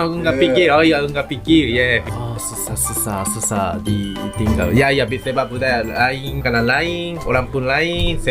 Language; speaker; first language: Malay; non-native, learner; Japanese